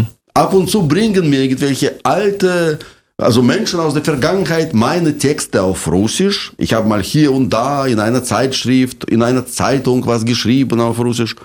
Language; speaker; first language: German; non-native, fluent; Russian